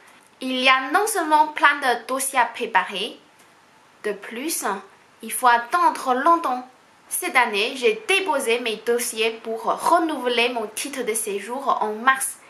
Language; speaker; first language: French; non-native, fluent; Chinese